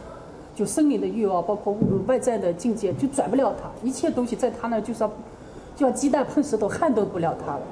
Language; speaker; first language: Chinese; native; Chinese